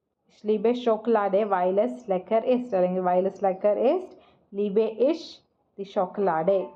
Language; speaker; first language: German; non-native, fluent; Malayalam